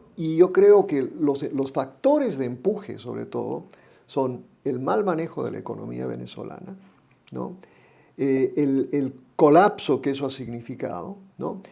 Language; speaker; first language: Spanish; native; Spanish